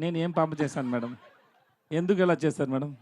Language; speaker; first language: Telugu; non-native, learner; Tamil